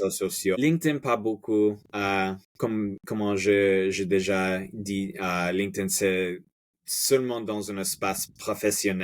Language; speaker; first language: French; non-native, fluent; Spanish